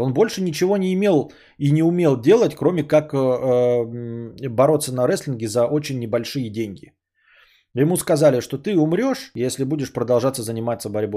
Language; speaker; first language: Russian; native; Russian